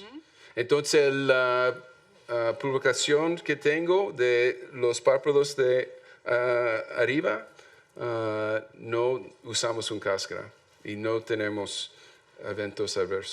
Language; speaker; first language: Spanish; non-native, learner; English